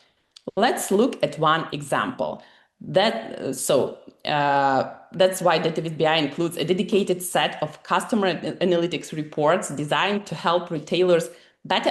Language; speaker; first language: English; non-native, fluent; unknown